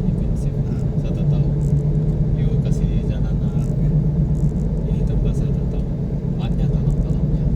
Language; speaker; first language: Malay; non-native, local second language; Chinese